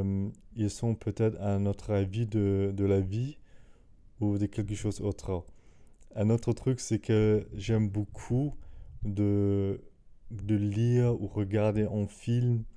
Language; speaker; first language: French; non-native, fluent; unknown